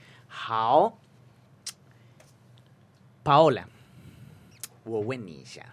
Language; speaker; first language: Chinese; non-native, fluent; Spanish